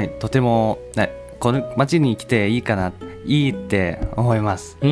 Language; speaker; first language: Japanese; non-native, learner; Thai